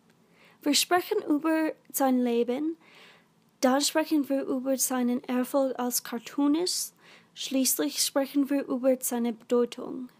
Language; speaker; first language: German; non-native, learner; English